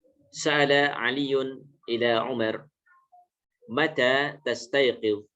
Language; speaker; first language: Arabic; non-native, fluent; Indonesian